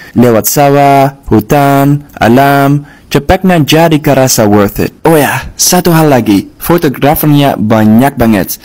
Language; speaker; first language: Indonesian; non-native, fluent; Dutch